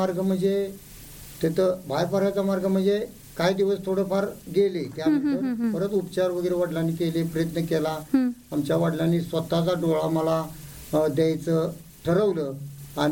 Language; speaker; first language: Marathi; native; Marathi